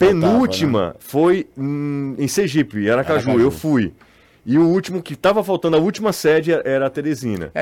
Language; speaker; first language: Portuguese; native; Portuguese